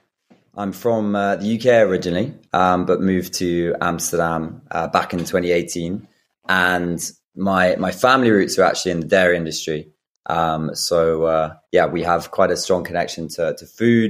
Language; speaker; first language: English; native; English